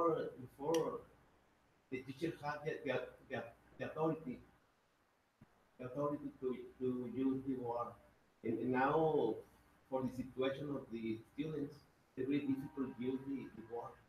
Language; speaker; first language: English; non-native, learner; Spanish